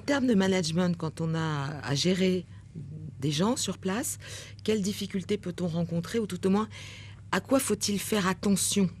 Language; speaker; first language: French; native; French